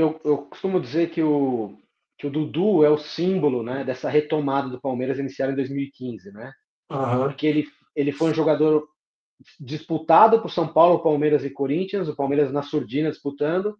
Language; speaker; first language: Portuguese; native; Portuguese